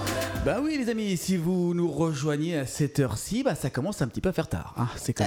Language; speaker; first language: French; native; French